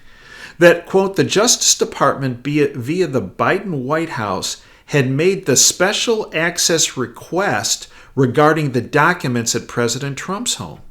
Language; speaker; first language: English; native; English